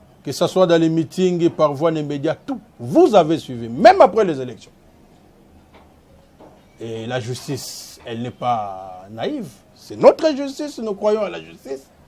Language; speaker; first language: French; non-native, local second language; Lingala